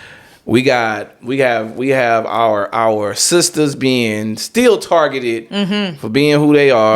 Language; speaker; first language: English; native; English